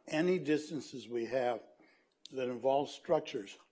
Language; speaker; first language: English; native; English